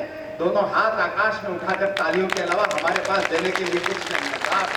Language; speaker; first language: Hindi; native; Hindi